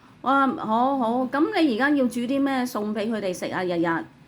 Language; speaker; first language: Cantonese; native; Cantonese